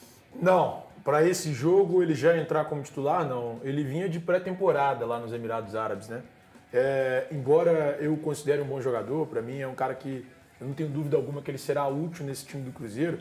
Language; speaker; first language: Portuguese; native; Portuguese